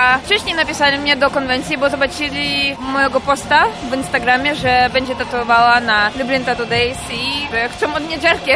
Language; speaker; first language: Polish; non-native, fluent; Ukrainian